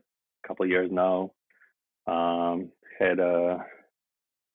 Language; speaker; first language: English; non-native, fluent; Russian